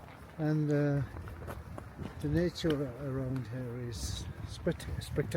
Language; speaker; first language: English; non-native, fluent; Norwegian